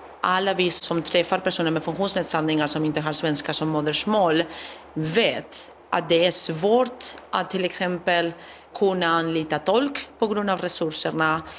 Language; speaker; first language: Swedish; non-native, fluent; Spanish